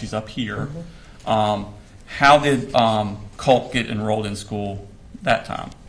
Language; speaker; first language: English; native; English